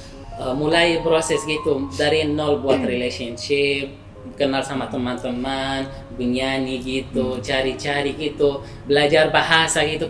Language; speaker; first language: Indonesian; non-native, fluent; Arabic